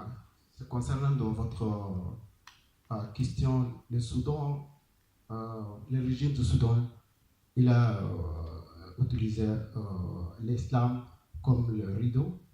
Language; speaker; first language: French; non-native, learner; Arabic